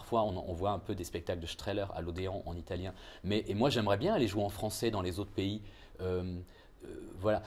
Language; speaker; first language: French; native; French